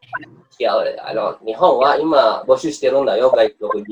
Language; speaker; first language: Japanese; non-native, learner; Indonesian